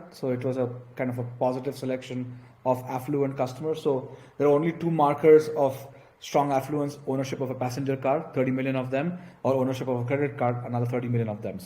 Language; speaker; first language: English; non-native, local second language; Gujarati